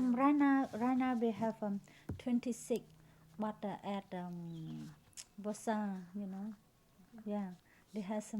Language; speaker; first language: English; non-native, learner; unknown